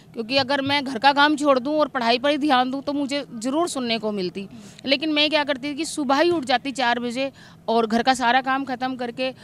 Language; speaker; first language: Hindi; native; Hindi